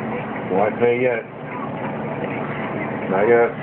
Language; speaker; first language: English; native; English